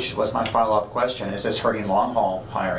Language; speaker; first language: English; native; English